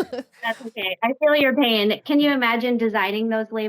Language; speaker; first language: English; native; English